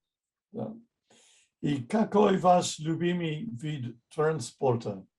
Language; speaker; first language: Russian; non-native, fluent; English